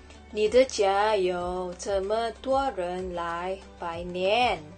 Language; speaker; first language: Chinese; non-native, learner; Malay